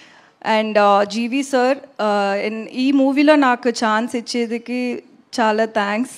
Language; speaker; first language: Telugu; non-native, learner; Tamil